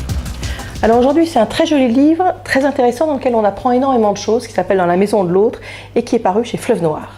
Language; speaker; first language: French; native; French